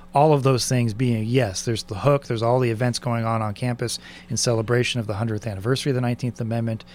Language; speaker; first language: English; native; English